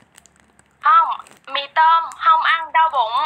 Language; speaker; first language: Vietnamese; non-native, learner; Malay